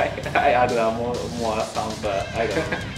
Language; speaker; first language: English; non-native, learner; Japanese